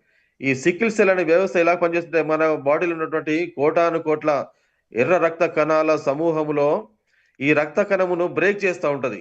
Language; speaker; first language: Telugu; native; Telugu